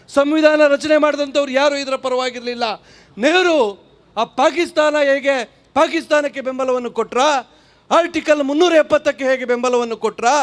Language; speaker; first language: Kannada; native; Kannada